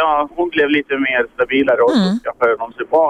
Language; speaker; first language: Swedish; early bilingual, other home language; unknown